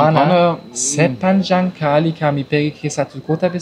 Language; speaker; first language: Indonesian; non-native, learner; German